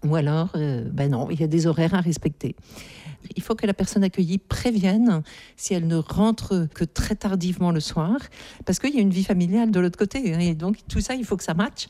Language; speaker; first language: French; native; French